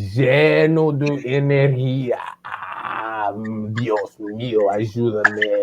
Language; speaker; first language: Spanish; non-native, fluent; English